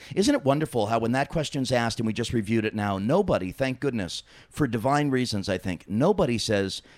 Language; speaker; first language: English; native; English